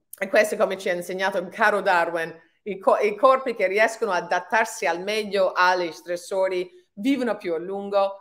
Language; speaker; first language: Italian; non-native, fluent; English